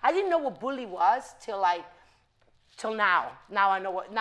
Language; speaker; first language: English; non-native, fluent; Italian